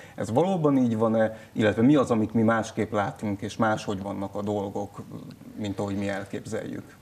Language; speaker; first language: Hungarian; native; Hungarian